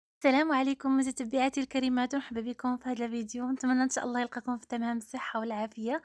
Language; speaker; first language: Arabic; native; Arabic